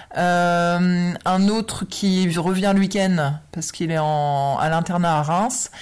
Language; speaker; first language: French; native; French